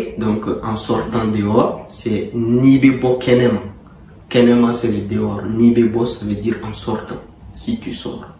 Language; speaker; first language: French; non-native, local second language; Bambara